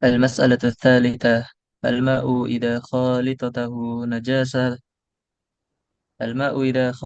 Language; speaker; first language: Arabic; non-native, learner; Indonesian